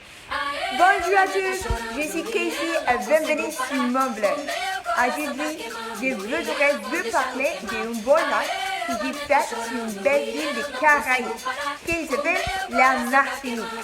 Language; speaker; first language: French; non-native, learner; English